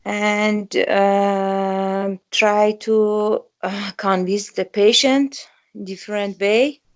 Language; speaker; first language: English; non-native, learner; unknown